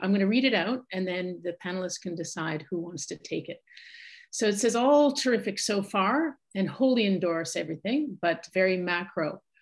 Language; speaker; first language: English; native; English